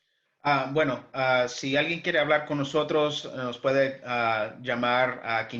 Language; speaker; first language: Spanish; early bilingual, heritage; English